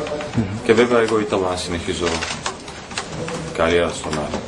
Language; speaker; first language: Greek; non-native, fluent; Croatian